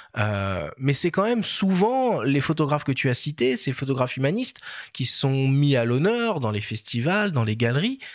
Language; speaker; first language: French; native; French